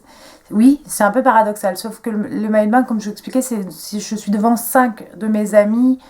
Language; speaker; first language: French; native; French